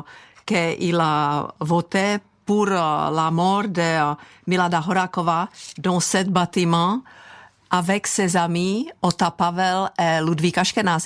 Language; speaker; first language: French; non-native, fluent; Czech